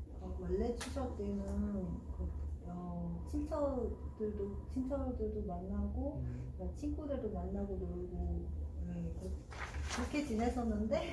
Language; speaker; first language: Korean; non-native, fluent; Chinese